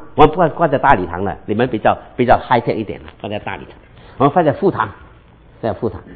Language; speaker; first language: Chinese; non-native, local second language; Cantonese